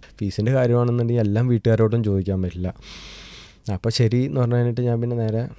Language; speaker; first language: Malayalam; native; Malayalam